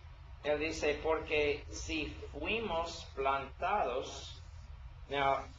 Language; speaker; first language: Spanish; non-native, learner; English